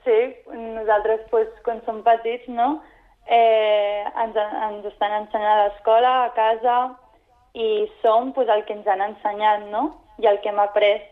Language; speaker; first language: Catalan; non-native, local second language; Spanish